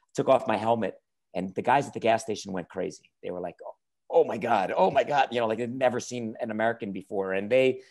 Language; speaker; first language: English; native; English